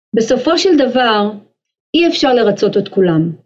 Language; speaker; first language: Hebrew; native; Hebrew